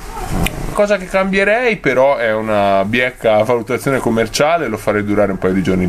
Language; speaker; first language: Italian; native; Italian